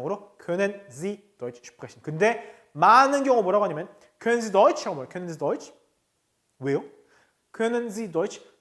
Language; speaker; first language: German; non-native, fluent; Korean